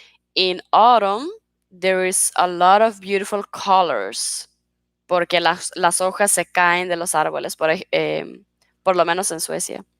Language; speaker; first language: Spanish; non-native, fluent; Swedish